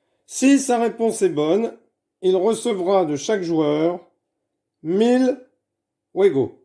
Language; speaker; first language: French; native; French